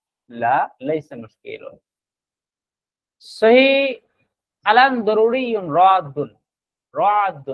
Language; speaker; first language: Arabic; non-native, fluent; Bangla